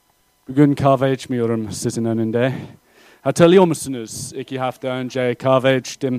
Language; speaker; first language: Turkish; non-native, fluent; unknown